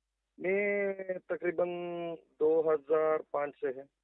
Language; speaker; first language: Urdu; non-native, local second language; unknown